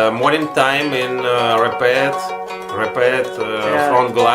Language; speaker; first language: English; non-native, learner; Russian